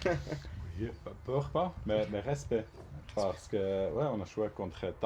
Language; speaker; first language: French; non-native, local second language; German